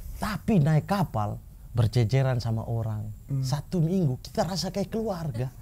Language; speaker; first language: Indonesian; native; Indonesian